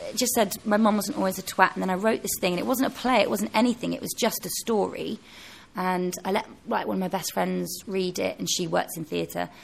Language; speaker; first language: English; native; English